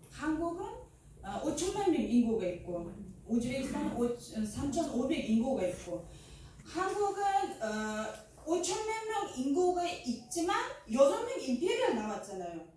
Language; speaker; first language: Korean; non-native, learner; Uzbek